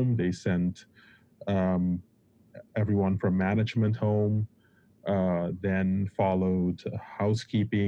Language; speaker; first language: English; non-native, fluent; Papiamento